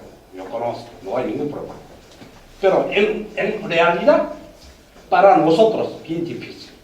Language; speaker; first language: Spanish; non-native, learner; Korean